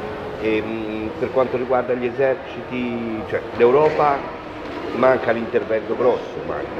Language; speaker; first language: Italian; native; Italian